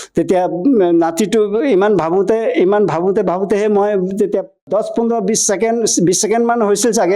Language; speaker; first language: Assamese; non-native, local second language; Nepali